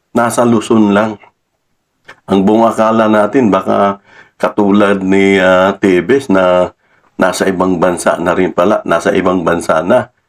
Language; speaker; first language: Filipino; non-native, local second language; Cebuano